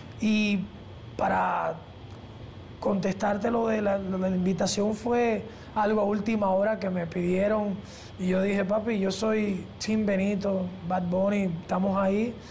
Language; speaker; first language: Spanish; early bilingual, heritage; Spanish